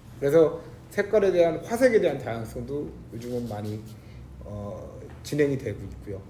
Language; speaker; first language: Korean; native; Korean